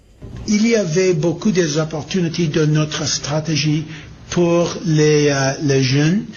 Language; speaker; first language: French; non-native, learner; English